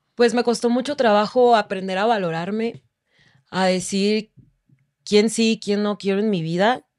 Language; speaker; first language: Spanish; native; Spanish